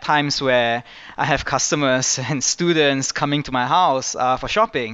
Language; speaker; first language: English; native; English